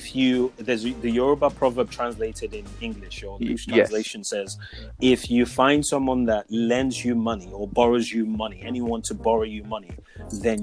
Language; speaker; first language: English; non-native, local second language; Yoruba